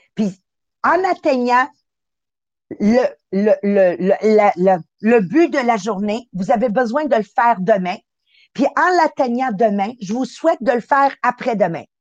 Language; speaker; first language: French; native; French